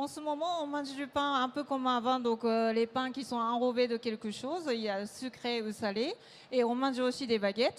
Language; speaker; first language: French; non-native, fluent; Japanese